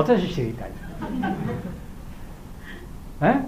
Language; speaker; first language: Japanese; non-native, learner; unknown